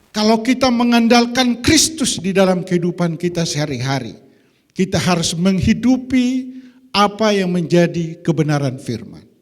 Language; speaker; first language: Indonesian; native; Indonesian